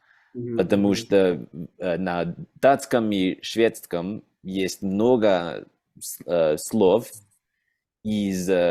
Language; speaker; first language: Russian; non-native, learner; English